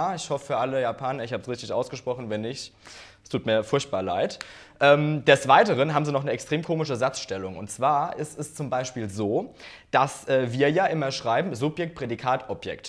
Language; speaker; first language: German; native; German